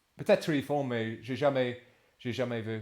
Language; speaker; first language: French; non-native, fluent; English